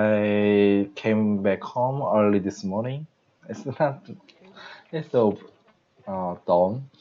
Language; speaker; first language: English; non-native, learner; Korean